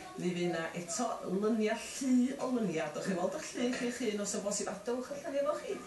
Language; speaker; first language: Welsh; native; Welsh